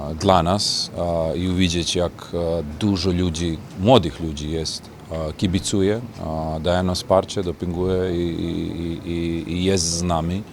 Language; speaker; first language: Polish; non-native, fluent; Serbian